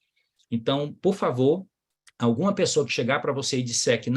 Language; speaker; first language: Portuguese; native; Portuguese